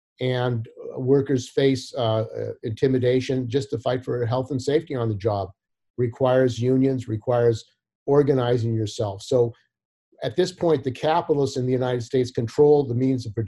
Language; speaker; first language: English; native; English